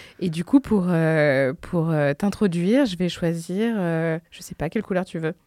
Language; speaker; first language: French; native; French